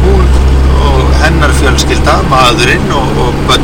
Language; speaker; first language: Icelandic; native; Icelandic